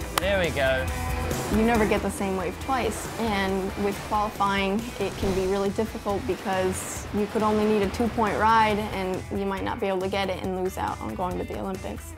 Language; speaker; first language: English; native; English